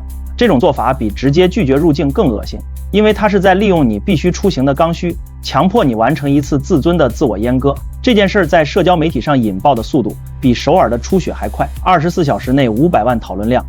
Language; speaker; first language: Chinese; native; Chinese